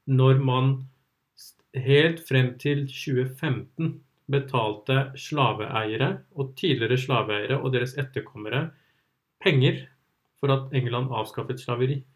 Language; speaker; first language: Norwegian; early bilingual, other home language; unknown